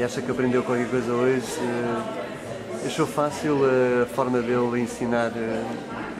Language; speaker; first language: Portuguese; native; Portuguese